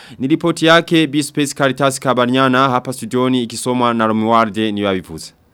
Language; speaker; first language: Swahili; non-native, local second language; Rundi